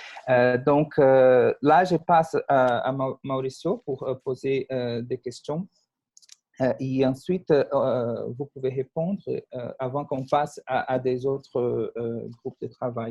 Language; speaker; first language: French; non-native, fluent; Portuguese